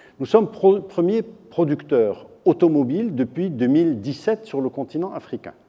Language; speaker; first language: French; non-native, local second language; Arabic